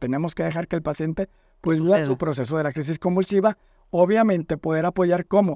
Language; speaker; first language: Spanish; native; Spanish